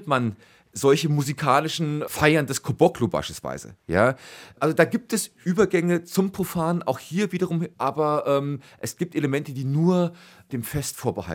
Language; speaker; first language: German; native; German